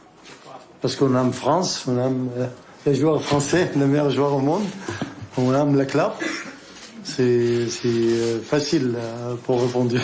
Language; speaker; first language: French; non-native, learner; Arabic